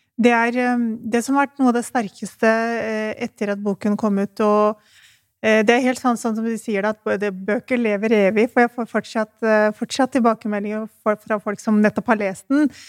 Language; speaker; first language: Norwegian; early bilingual, other home language; Urdu